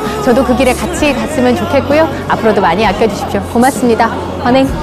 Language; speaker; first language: Korean; native; Korean